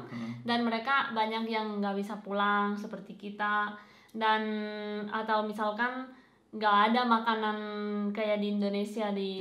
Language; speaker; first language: Indonesian; non-native, fluent; Spanish